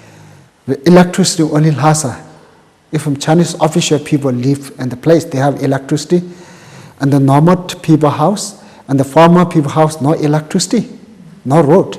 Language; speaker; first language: English; non-native, local second language; Tibetan